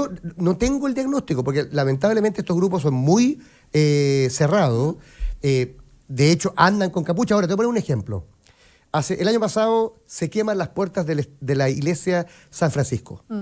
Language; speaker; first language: Spanish; native; Spanish